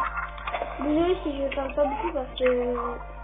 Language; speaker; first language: French; native; French